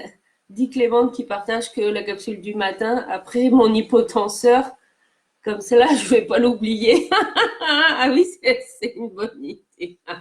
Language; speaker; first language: French; native; French